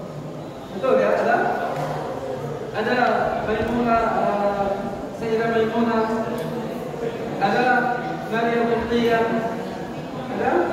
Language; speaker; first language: Indonesian; non-native, learner; Arabic